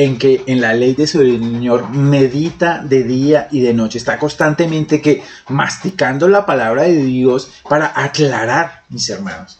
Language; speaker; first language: Spanish; native; Spanish